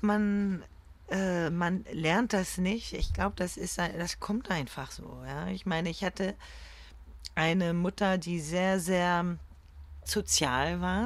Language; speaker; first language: German; early bilingual, other home language; French